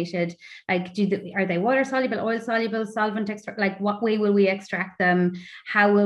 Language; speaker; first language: English; native; English